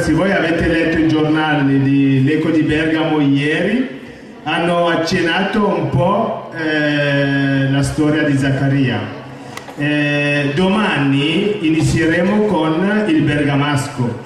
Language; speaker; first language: Italian; non-native, fluent; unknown